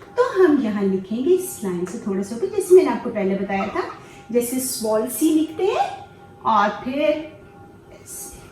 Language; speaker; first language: Urdu; non-native, local second language; Punjabi